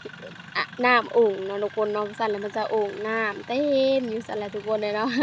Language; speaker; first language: Thai; non-native, local second language; Lao